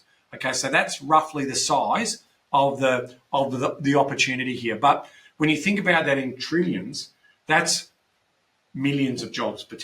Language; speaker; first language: English; native; English